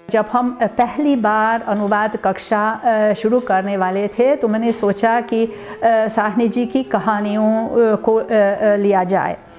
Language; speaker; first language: Hindi; non-native, fluent; Hungarian